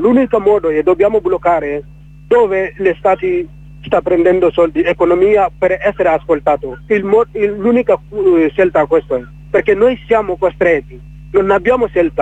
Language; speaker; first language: Italian; non-native, learner; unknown